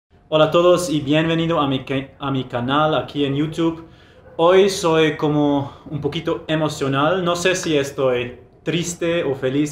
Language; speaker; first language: Spanish; non-native, fluent; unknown